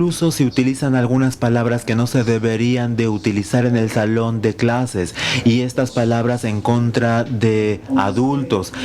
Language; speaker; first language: Spanish; non-native, fluent; Finnish